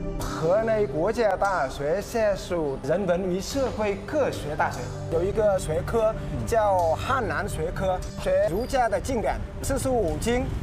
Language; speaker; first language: Chinese; non-native, fluent; Vietnamese